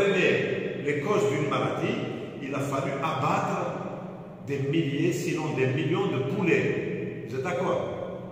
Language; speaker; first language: French; non-native, local second language; Arabic